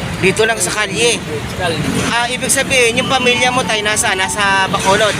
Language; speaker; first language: Filipino; native; Filipino